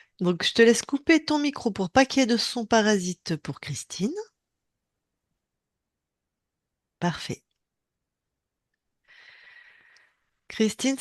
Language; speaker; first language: French; native; French